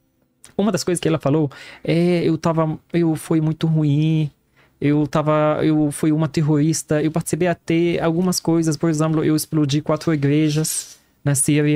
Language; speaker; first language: Portuguese; non-native, learner; Arabic